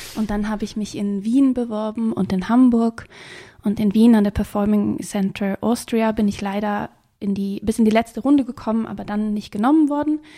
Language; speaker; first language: German; early bilingual, other home language; Swedish